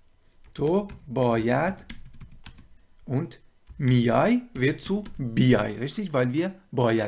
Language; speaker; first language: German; non-native, fluent; Persian